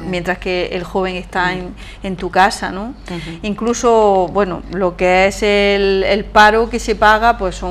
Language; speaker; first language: Spanish; native; Spanish